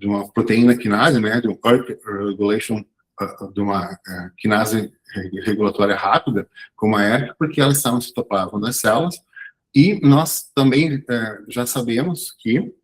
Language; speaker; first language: Portuguese; native; Portuguese